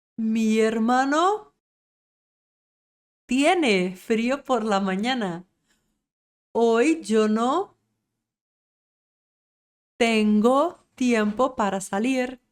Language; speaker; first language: Spanish; non-native, fluent; Portuguese